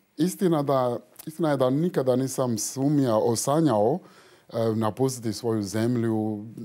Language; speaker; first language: Croatian; non-native, fluent; Fon